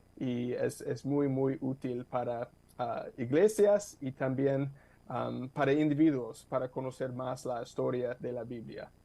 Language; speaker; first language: Spanish; non-native, fluent; English